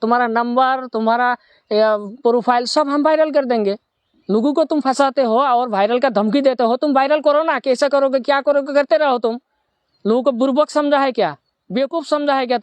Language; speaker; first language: Hindi; non-native, local second language; Assamese